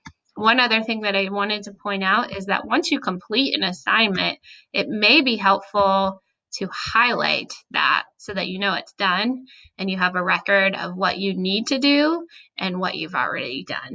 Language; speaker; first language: English; native; English